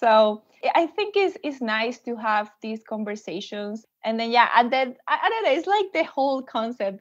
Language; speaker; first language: English; non-native, fluent; Spanish